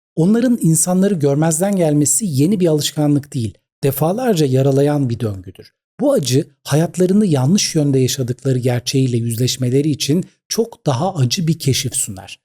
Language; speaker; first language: Turkish; native; Turkish